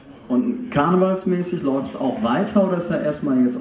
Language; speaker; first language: German; native; German